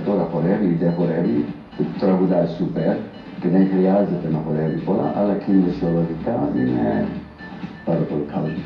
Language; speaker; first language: Greek; non-native, fluent; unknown